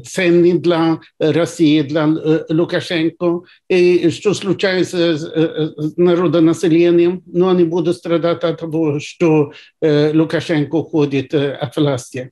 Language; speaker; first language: Russian; non-native, fluent; Swedish